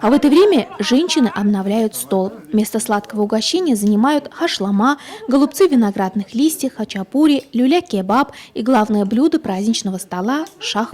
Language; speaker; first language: Russian; native; Russian